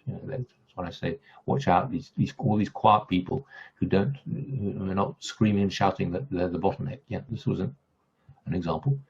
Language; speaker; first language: English; non-native, fluent; French